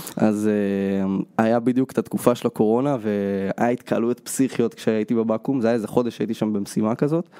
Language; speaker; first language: Hebrew; early bilingual, other home language; Russian